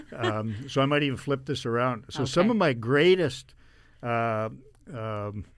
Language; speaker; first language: English; native; English